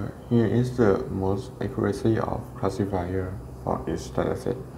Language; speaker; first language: English; non-native, fluent; Thai